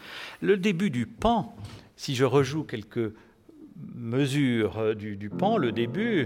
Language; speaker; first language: French; native; French